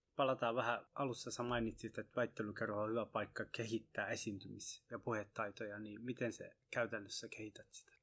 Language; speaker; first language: Finnish; non-native, fluent; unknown